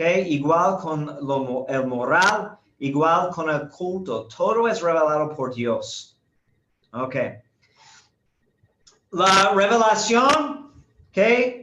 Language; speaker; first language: Spanish; non-native, fluent; English